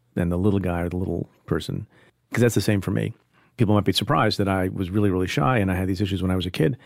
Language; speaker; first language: English; early bilingual, other home language; Hindi